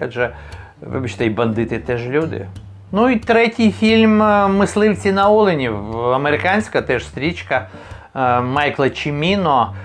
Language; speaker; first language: Ukrainian; native; Ukrainian